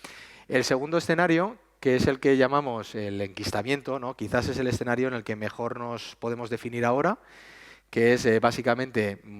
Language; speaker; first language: Spanish; native; Spanish